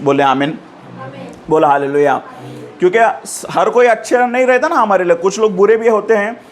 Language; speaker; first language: Hindi; non-native, local second language; Marathi